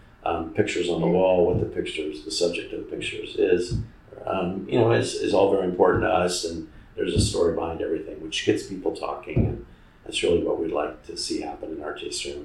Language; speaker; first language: English; native; English